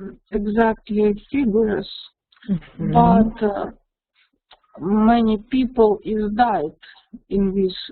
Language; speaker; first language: English; non-native, learner; Russian